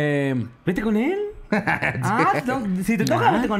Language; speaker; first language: Spanish; native; Spanish